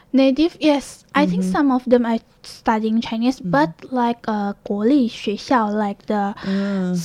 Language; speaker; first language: English; non-native, learner; Indonesian